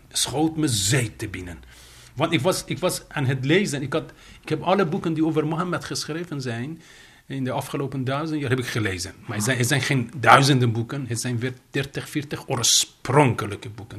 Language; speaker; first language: Dutch; non-native, fluent; Persian